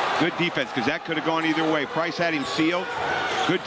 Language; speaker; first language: English; native; English